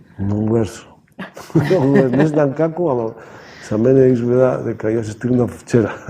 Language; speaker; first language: Macedonian; non-native, learner; Spanish